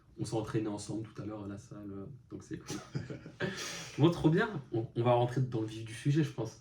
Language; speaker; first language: French; native; French